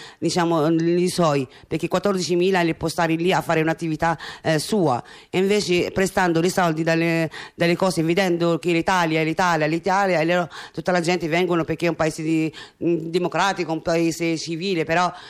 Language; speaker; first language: Italian; non-native, fluent; Arabic